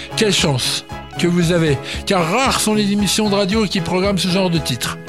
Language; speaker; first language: French; native; French